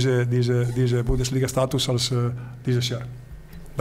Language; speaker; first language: German; non-native, learner; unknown